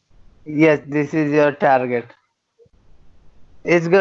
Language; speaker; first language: English; non-native, fluent; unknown